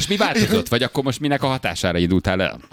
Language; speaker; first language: Hungarian; native; Hungarian